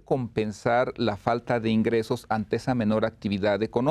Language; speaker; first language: Spanish; native; Spanish